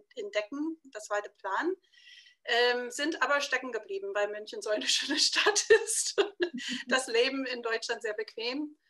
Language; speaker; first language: German; non-native, fluent; English